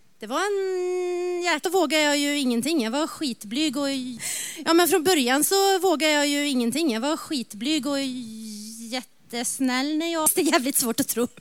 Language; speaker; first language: Swedish; native; Swedish